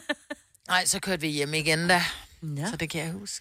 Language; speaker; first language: Danish; native; Danish